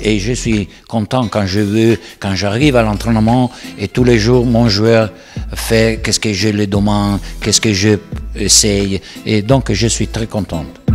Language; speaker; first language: French; non-native, learner; Italian